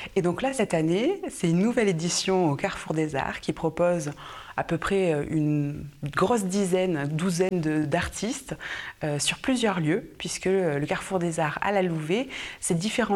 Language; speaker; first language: French; native; French